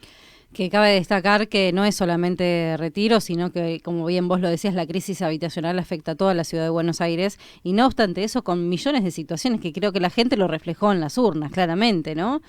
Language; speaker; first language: Spanish; native; Spanish